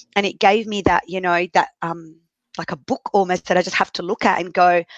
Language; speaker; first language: English; early bilingual, other home language; Arabic